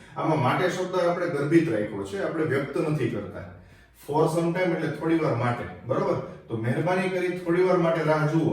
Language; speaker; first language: Gujarati; native; Gujarati